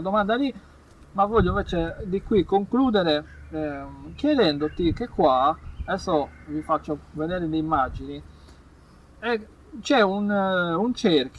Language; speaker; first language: Italian; native; Italian